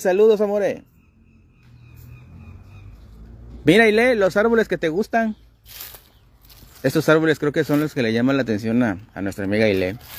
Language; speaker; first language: Spanish; native; Spanish